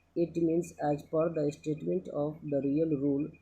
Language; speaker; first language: English; non-native, local second language; Nepali